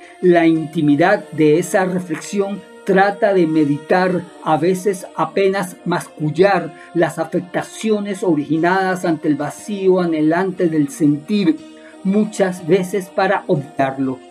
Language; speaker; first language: Spanish; native; Spanish